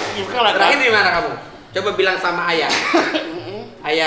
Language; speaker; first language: Indonesian; native; Indonesian